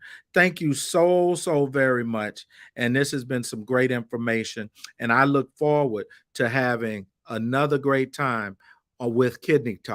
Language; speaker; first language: English; native; English